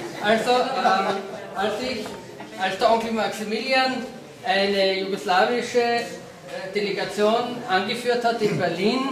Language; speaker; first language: German; non-native, fluent; Slovenian